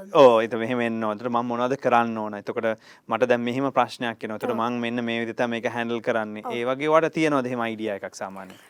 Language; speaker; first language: Sinhala; native; Sinhala